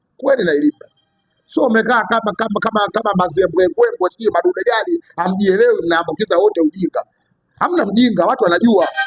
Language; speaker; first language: Swahili; native; Swahili